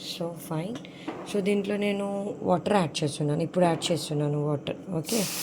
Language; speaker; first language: Telugu; non-native, local second language; Urdu